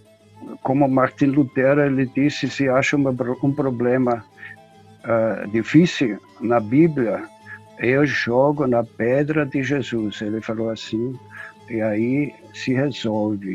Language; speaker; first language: Portuguese; non-native, fluent; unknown